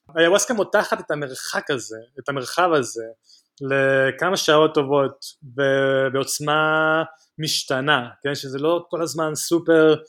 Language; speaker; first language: Hebrew; non-native, fluent; Spanish